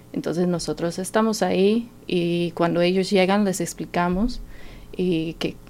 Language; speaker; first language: Spanish; non-native, fluent; English